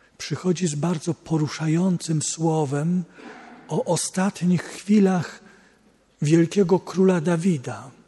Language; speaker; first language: Polish; native; Polish